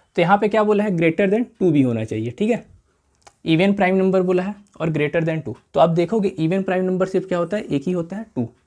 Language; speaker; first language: Hindi; native; Hindi